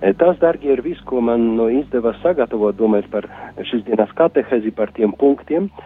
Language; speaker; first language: Latvian; non-native, fluent; Polish